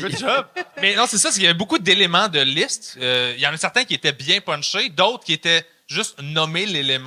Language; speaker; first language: French; native; French